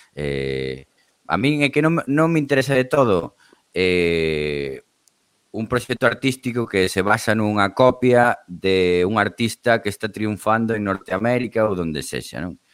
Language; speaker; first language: Galician; native; Galician